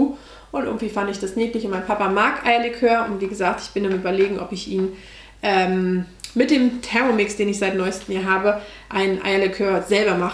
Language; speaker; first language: German; native; German